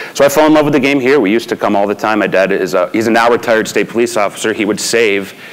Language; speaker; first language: English; native; English